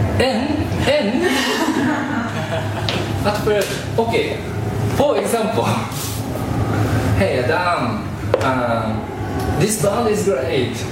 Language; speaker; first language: English; non-native, learner; Japanese